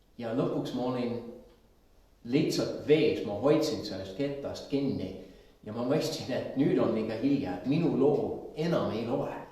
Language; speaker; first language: Estonian; non-native, fluent; English